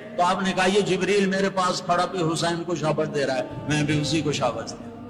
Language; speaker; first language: Urdu; non-native, local second language; Punjabi